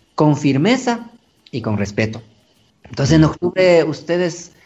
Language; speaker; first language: Spanish; native; Spanish